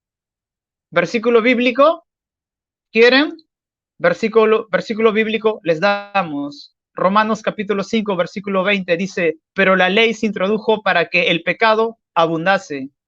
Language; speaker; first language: Spanish; native; Spanish